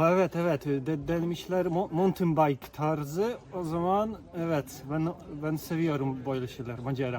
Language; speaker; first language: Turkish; non-native, learner; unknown